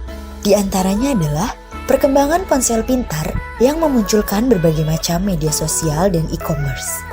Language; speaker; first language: Indonesian; native; Indonesian